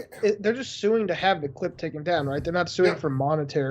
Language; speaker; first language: English; native; English